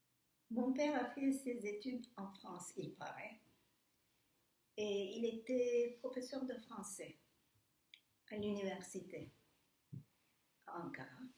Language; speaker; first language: French; non-native, fluent; Turkish